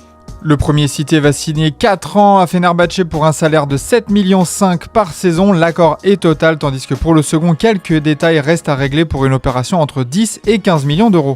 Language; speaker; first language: French; native; French